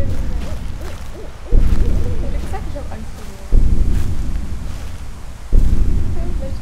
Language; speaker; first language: German; native; German